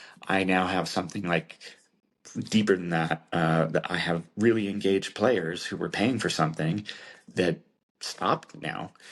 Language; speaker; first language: English; native; English